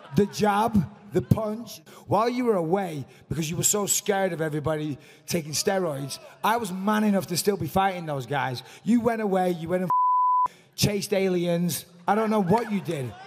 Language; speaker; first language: English; native; English